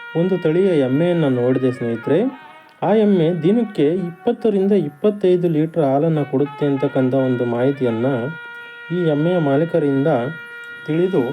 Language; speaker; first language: Kannada; native; Kannada